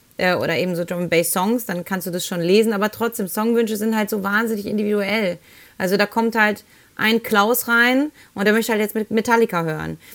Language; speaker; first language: German; early bilingual, other home language; Spanish